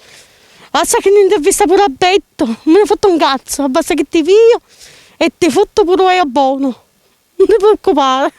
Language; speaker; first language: Italian; native; Italian